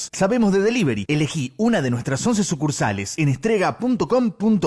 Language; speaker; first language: Spanish; native; Spanish